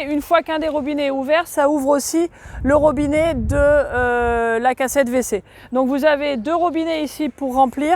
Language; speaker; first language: French; native; French